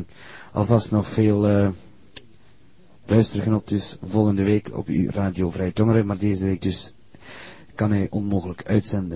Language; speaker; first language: Dutch; native; Dutch